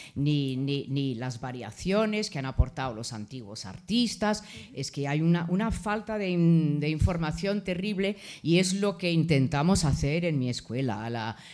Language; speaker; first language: Spanish; non-native, fluent; English